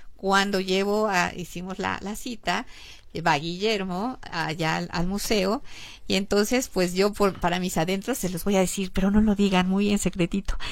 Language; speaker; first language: Spanish; native; Spanish